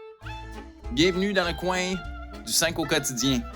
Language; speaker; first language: French; native; French